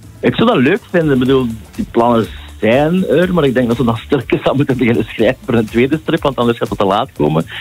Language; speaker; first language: Dutch; native; Dutch